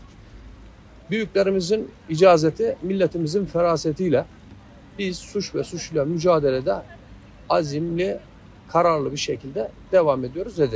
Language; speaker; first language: Turkish; native; Turkish